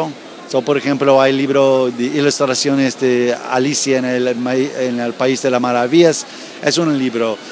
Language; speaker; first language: Spanish; non-native, learner; English